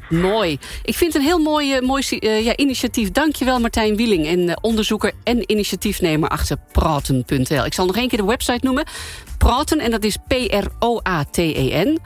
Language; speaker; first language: Dutch; native; Dutch